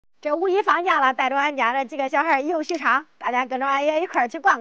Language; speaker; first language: Chinese; native; Chinese